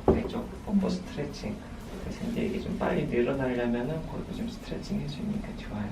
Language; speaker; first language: Korean; native; Korean